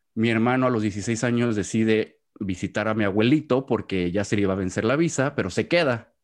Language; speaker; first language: Spanish; native; Spanish